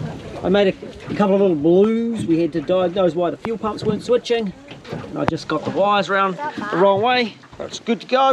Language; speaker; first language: English; native; English